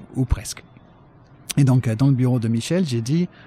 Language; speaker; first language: French; non-native, fluent; English